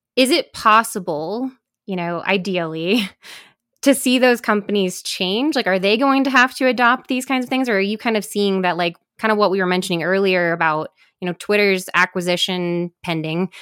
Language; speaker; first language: English; native; English